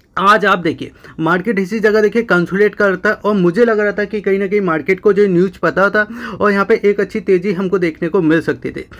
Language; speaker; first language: Hindi; native; Hindi